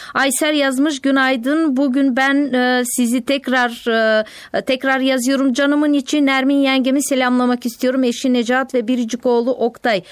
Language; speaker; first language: Turkish; native; Turkish